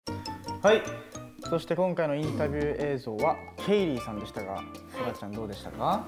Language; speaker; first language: Japanese; native; Japanese